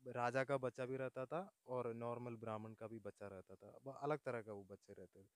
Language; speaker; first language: Hindi; non-native, local second language; Malayalam